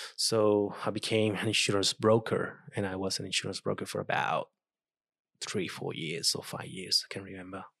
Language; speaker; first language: English; non-native, fluent; Spanish